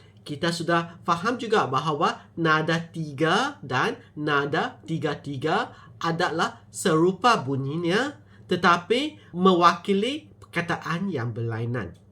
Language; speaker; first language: Malay; non-native, local second language; Min Nan Chinese